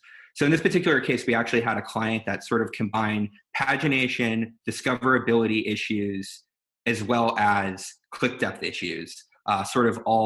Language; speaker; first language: English; native; English